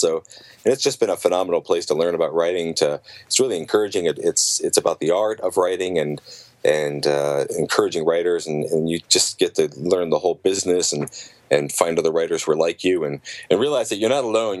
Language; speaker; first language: English; native; English